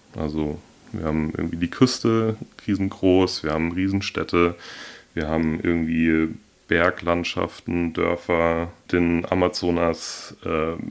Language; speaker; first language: German; native; German